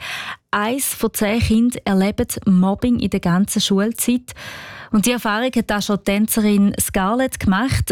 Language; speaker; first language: German; native; German